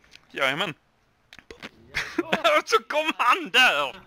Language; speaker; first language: Swedish; native; Swedish